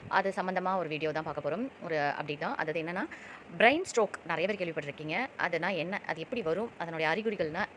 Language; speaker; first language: Tamil; native; Tamil